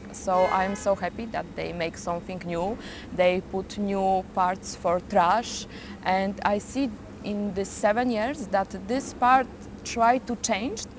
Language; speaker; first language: English; non-native, fluent; Polish